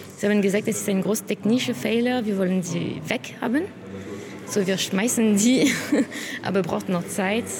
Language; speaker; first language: German; non-native, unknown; French